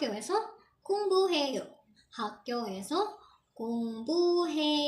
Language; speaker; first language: Korean; non-native, fluent; Filipino